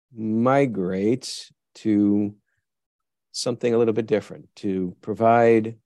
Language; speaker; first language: English; native; English